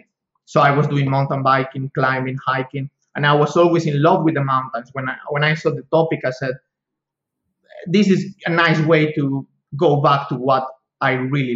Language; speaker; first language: English; non-native, fluent; Spanish